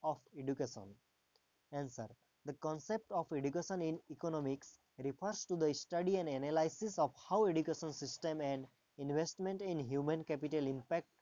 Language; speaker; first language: English; non-native, local second language; Assamese